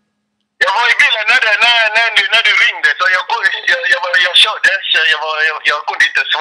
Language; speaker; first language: Swedish; non-native, fluent; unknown